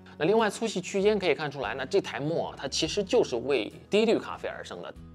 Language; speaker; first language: Chinese; native; Chinese